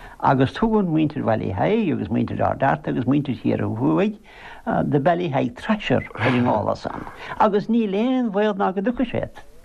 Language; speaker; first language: Irish; native; Irish